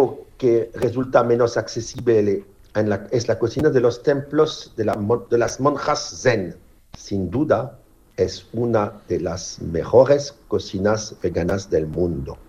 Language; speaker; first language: Spanish; non-native, fluent; French